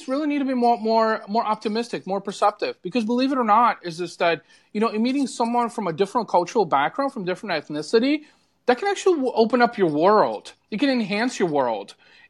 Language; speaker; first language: English; early bilingual, other home language; Bulgarian